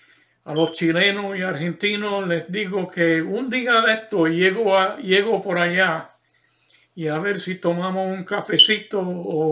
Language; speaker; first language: Spanish; non-native, fluent; English